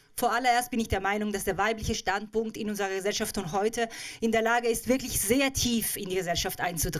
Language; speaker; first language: German; native; German